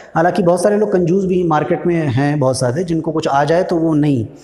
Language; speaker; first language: Hindi; native; Hindi